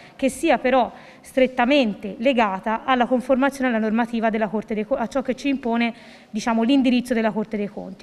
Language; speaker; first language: Italian; native; Italian